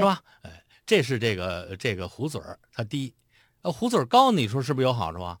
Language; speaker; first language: Chinese; native; Chinese